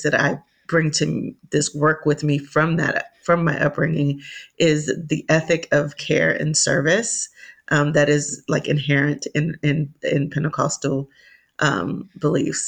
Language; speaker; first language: English; native; English